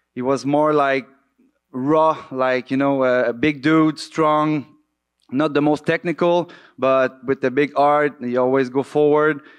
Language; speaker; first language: English; native; English